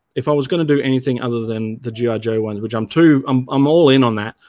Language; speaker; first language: English; native; English